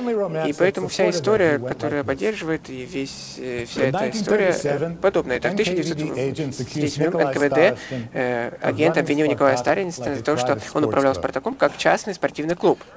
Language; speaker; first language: Russian; native; Russian